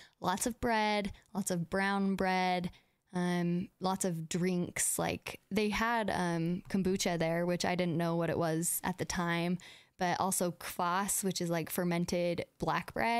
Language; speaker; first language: English; native; English